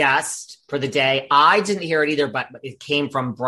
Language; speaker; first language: English; native; English